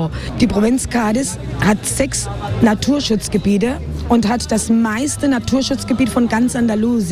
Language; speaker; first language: German; non-native, fluent; Spanish